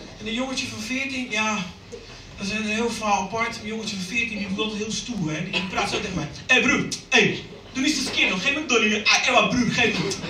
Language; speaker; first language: Dutch; early bilingual, other home language; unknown